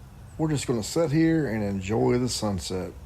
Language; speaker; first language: English; native; English